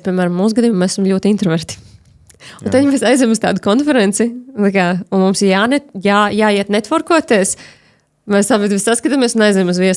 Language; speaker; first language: Latvian; native; Latvian